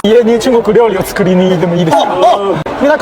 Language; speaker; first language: Japanese; non-native, learner; Chinese